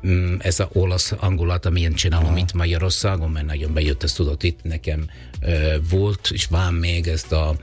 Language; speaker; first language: Hungarian; non-native, fluent; Italian